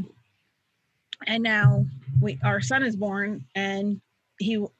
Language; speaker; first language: English; native; English